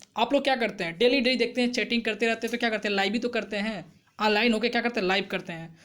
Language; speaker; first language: Hindi; native; Hindi